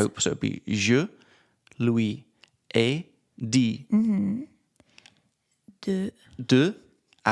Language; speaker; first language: French; non-native, learner; English